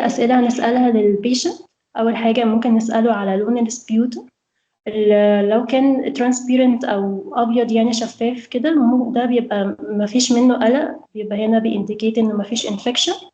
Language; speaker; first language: Arabic; native; Arabic